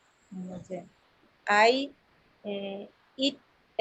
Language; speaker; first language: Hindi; non-native, local second language; Assamese